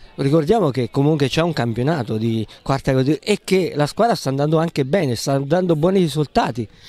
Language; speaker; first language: Italian; native; Italian